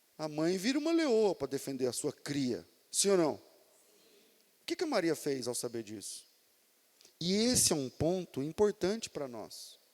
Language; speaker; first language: Portuguese; native; Portuguese